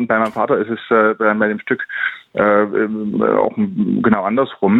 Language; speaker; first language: German; native; German